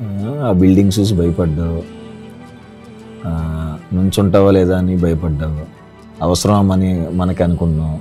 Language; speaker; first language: Telugu; native; Telugu